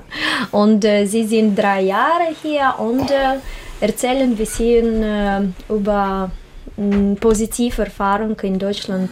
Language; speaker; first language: German; non-native, learner; Russian